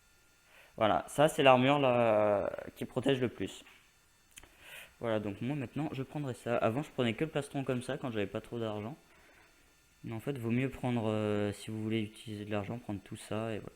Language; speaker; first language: French; native; French